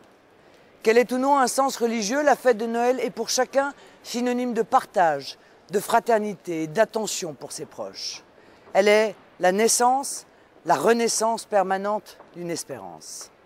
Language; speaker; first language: French; native; French